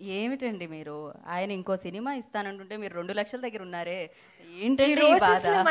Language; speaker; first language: Telugu; native; Telugu